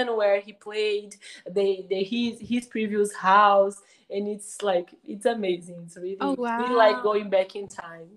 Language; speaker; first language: English; non-native, fluent; Portuguese